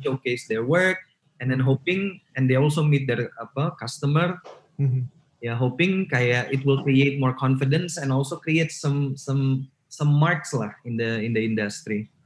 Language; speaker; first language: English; non-native, local second language; Indonesian